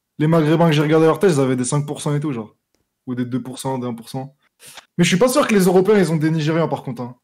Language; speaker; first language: French; native; French